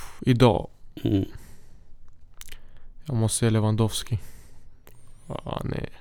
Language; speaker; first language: Swedish; early bilingual, other home language; Syriac